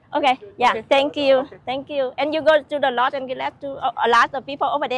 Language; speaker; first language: English; non-native, learner; Vietnamese